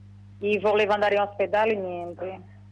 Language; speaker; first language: Italian; non-native, learner; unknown